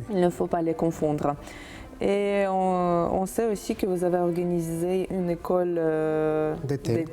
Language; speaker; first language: French; non-native, fluent; Uzbek